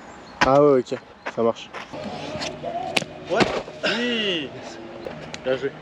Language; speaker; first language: French; native; French